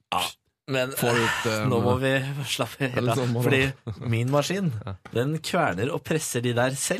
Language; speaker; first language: Norwegian; native; Norwegian